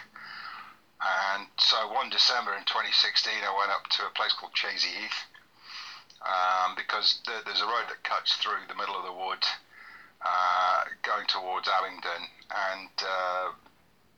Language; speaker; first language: English; native; English